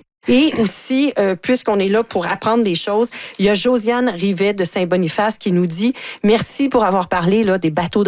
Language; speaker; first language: French; native; French